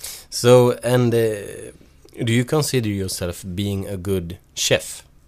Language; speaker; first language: English; non-native, fluent; Swedish